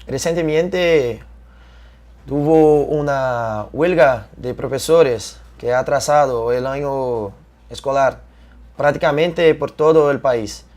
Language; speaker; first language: Spanish; non-native, fluent; Portuguese